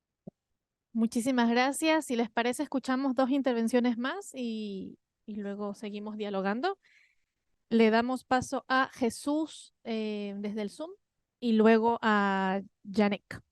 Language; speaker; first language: Spanish; native; Spanish